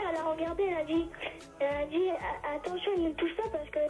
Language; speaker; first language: French; early bilingual, other home language; Turkish